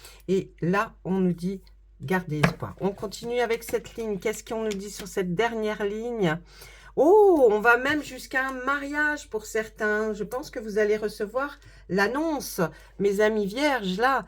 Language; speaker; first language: French; native; French